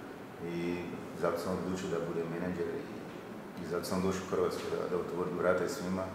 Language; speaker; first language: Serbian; non-native, fluent; Portuguese